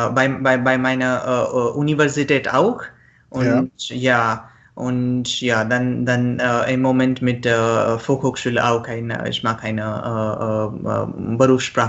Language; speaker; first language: German; non-native, learner; Marathi